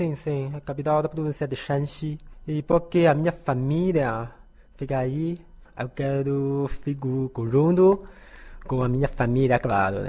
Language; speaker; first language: Portuguese; non-native, learner; Chinese